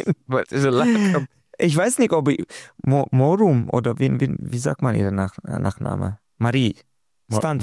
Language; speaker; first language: German; non-native, learner; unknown